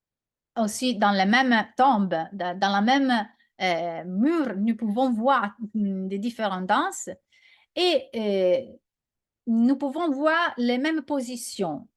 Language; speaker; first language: French; non-native, learner; Italian